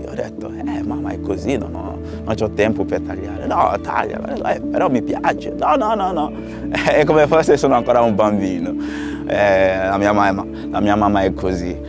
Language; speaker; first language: Italian; non-native, fluent; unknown